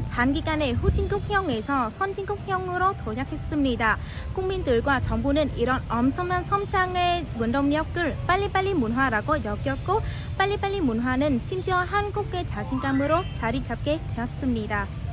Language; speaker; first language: Korean; non-native, fluent; Vietnamese